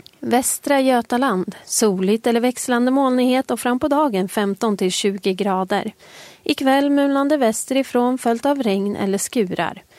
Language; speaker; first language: Swedish; native; Swedish